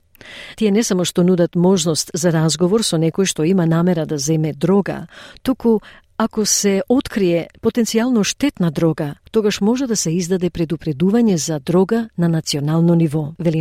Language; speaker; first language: Macedonian; native; Macedonian